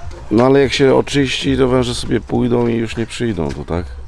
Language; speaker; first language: Polish; native; Polish